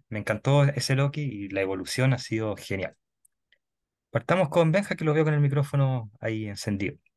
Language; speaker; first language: Spanish; native; Spanish